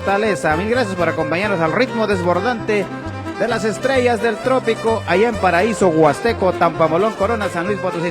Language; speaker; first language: Spanish; native; Spanish